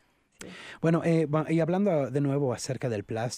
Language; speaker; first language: Spanish; native; Spanish